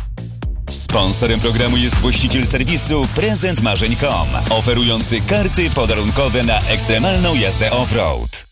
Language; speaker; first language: Polish; native; Polish